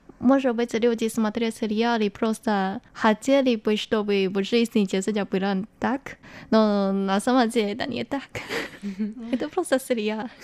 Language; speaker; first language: Russian; non-native, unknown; Chinese